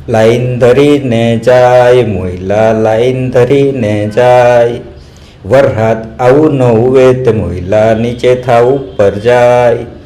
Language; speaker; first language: Gujarati; non-native, local second language; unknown